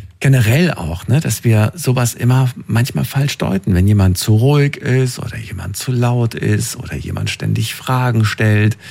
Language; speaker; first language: German; native; German